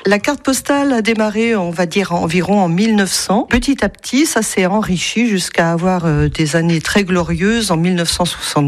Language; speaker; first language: French; native; French